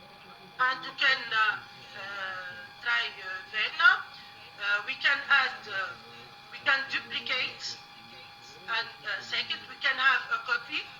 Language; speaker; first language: English; non-native, learner; Arabic